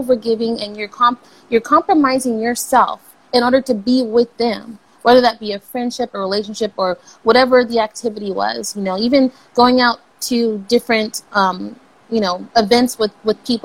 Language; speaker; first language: English; native; English